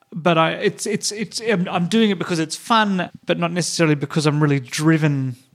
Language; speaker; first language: English; native; English